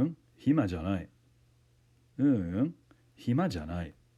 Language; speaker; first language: Japanese; non-native, fluent; English